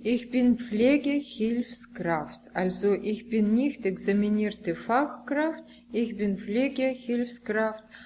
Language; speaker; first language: German; non-native, learner; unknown